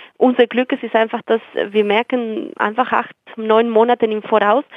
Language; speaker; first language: German; non-native, fluent; Spanish